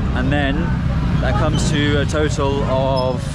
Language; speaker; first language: English; native; English